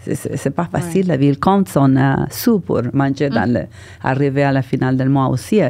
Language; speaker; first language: French; non-native, learner; Spanish